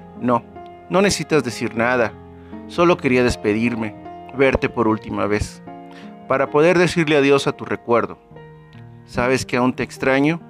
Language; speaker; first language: Spanish; native; Spanish